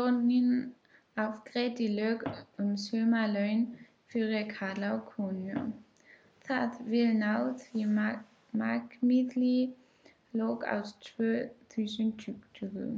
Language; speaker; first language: Icelandic; non-native, learner; German